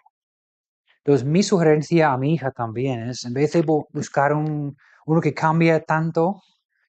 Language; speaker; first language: Spanish; non-native, fluent; English